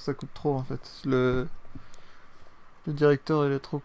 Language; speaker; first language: French; native; French